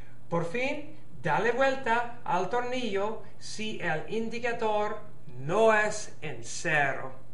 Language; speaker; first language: Spanish; non-native, learner; English